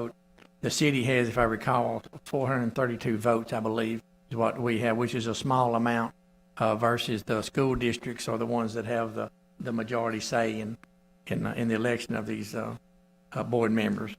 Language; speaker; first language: English; native; English